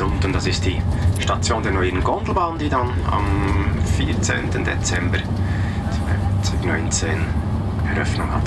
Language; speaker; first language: German; native; German